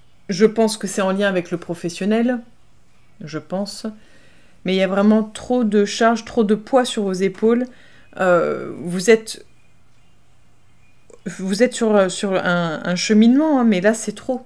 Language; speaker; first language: French; native; French